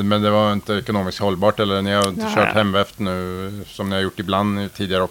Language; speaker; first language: Swedish; native; Swedish